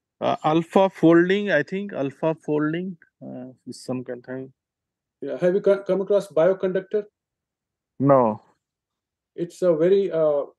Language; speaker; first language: English; non-native, local second language; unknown